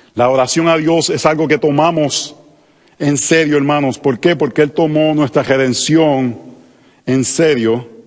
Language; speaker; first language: Spanish; native; Spanish